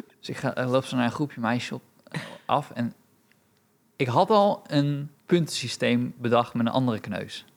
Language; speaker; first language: Dutch; early bilingual, other home language; Romanian